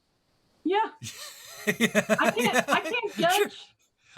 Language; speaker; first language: English; native; English